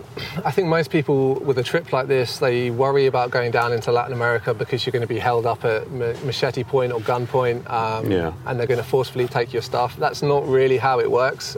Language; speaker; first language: English; native; English